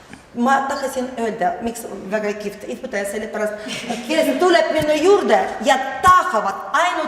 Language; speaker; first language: Estonian; non-native, learner; Russian